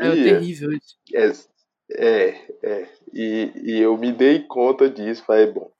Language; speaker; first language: Portuguese; non-native, fluent; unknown